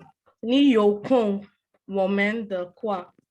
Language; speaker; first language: Chinese; non-native, learner; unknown